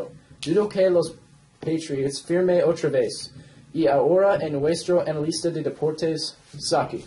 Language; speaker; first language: Spanish; non-native, learner; English